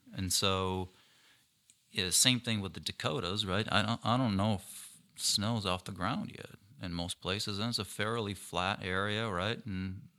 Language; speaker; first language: English; non-native, fluent; Ukrainian